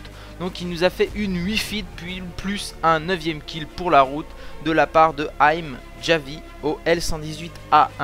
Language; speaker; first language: French; native; French